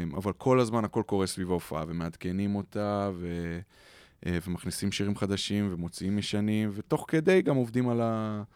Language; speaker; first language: Hebrew; native; Hebrew